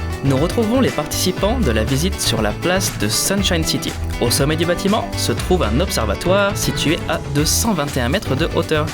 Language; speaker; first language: French; native; French